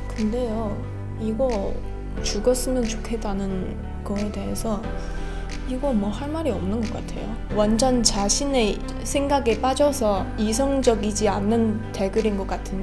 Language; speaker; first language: Korean; non-native, learner; Chinese